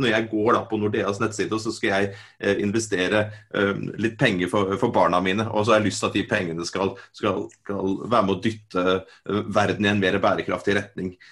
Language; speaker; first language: Norwegian; native; Norwegian